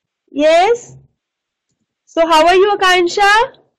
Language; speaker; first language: English; non-native, local second language; Hindi